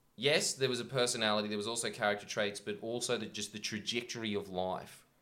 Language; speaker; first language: English; native; English